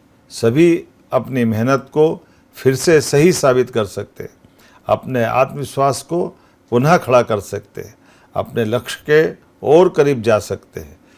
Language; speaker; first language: Hindi; native; Hindi